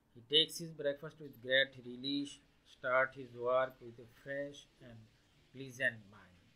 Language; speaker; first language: English; non-native, local second language; Bangla